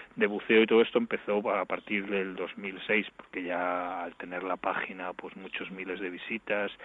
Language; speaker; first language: Spanish; native; Spanish